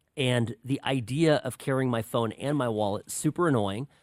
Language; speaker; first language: English; early bilingual, other home language; Czech